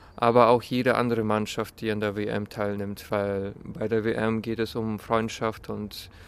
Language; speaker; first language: German; early bilingual, other home language; Russian